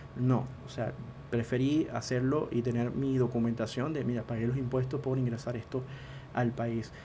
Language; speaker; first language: Spanish; native; Spanish